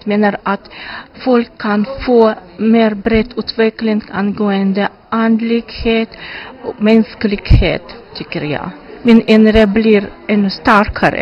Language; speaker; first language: Swedish; non-native, fluent; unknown